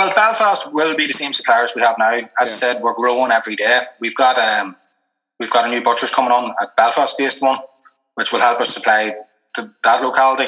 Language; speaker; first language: English; native; English